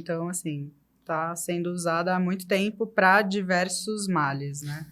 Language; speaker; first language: Portuguese; native; Portuguese